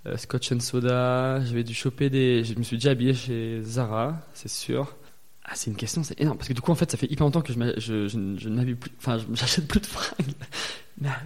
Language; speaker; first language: French; native; French